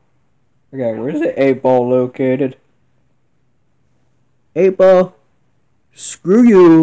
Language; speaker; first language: English; native; English